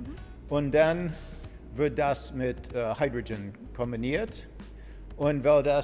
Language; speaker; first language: German; non-native, fluent; English